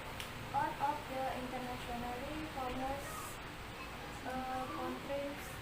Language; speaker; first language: English; non-native, learner; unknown